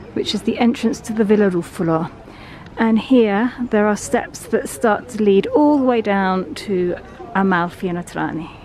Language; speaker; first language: English; native; English